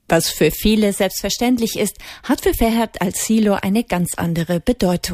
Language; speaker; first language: German; native; German